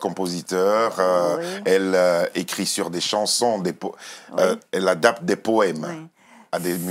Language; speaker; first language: French; native; French